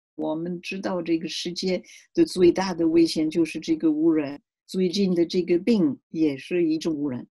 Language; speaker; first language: Chinese; non-native, fluent; French